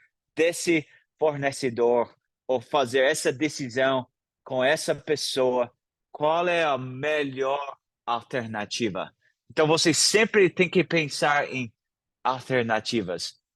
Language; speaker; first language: Portuguese; non-native, fluent; English